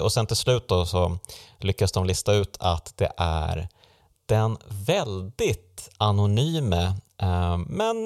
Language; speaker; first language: Swedish; native; Swedish